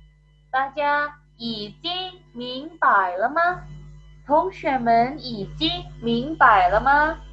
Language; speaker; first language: Chinese; non-native, fluent; Indonesian